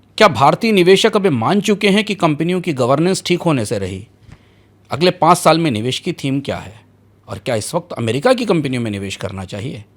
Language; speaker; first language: Hindi; native; Hindi